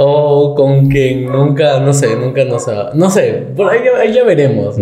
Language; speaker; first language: Spanish; native; Spanish